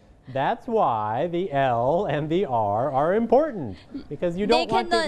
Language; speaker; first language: English; non-native, fluent; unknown